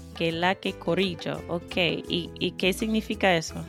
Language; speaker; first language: Spanish; non-native, fluent; English